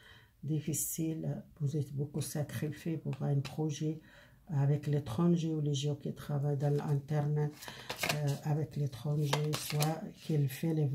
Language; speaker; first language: French; non-native, learner; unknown